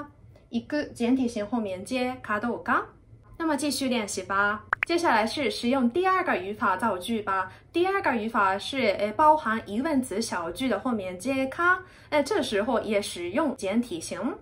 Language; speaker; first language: Chinese; non-native, fluent; Japanese